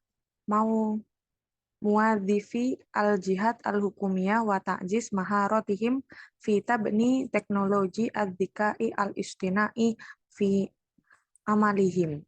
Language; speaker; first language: Arabic; non-native, learner; Indonesian